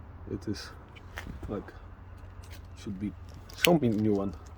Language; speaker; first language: English; non-native, learner; Polish